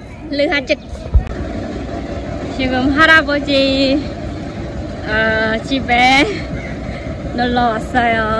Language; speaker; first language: Korean; non-native, learner; Khmer